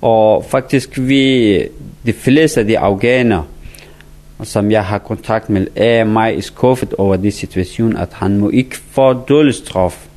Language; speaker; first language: Danish; non-native, learner; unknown